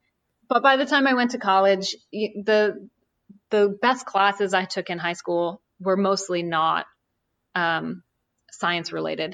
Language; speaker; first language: English; native; English